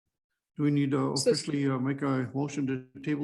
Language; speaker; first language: English; native; English